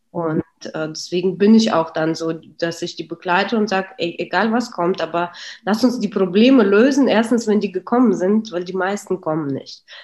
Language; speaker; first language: German; early bilingual, other home language; Russian